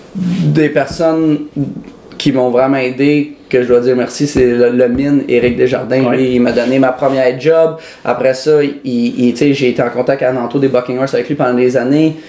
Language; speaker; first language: French; native; French